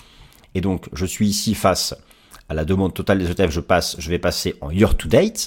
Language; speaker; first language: French; native; French